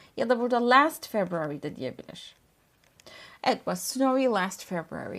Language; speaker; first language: English; non-native, fluent; Turkish